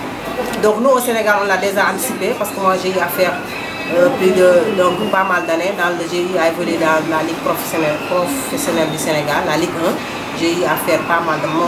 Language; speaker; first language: French; non-native, local second language; Fula